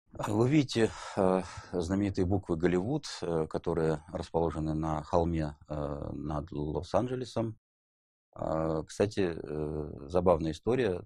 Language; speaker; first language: Russian; native; Russian